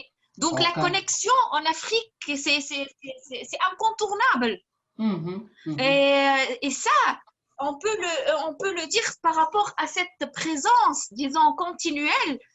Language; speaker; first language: French; non-native, fluent; Arabic